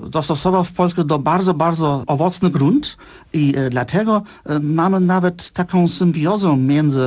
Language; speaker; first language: Polish; non-native, fluent; German